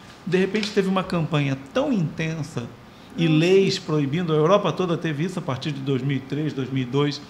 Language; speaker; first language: Portuguese; native; Portuguese